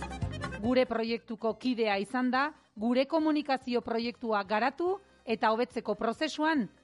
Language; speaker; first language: Basque; native; Basque